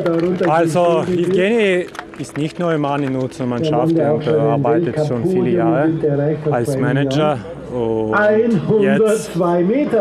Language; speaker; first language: German; non-native, learner; Russian